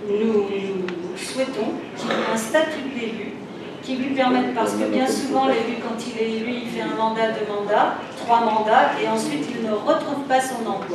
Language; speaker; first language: French; native; French